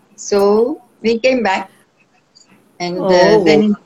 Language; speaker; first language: English; non-native, local second language; Marathi